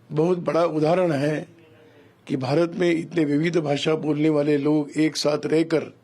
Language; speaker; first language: Hindi; non-native, local second language; Marathi